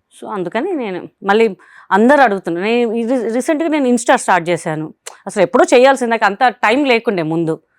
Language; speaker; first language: Telugu; non-native, local second language; Hindi